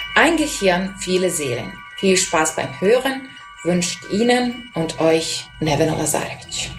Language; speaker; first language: German; non-native, fluent; Serbian